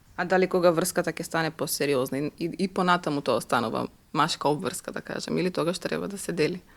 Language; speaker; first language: Macedonian; native; Macedonian